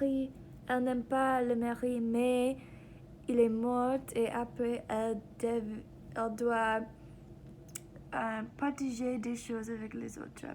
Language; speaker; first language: French; non-native, learner; English